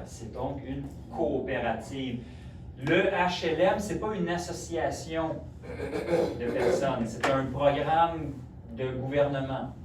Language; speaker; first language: French; native; French